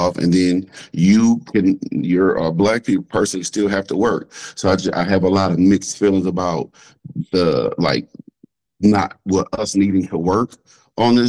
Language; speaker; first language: English; native; English